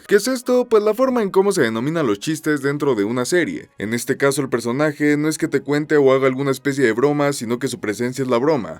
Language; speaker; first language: Spanish; native; Spanish